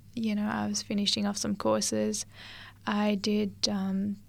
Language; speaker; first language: English; native; English